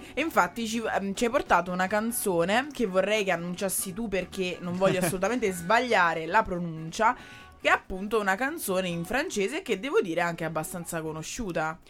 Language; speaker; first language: Italian; native; Italian